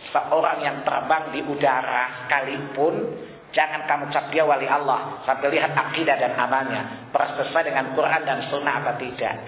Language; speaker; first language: Indonesian; non-native, local second language; Sundanese